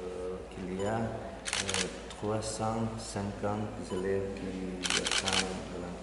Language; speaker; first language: French; non-native, learner; Serbian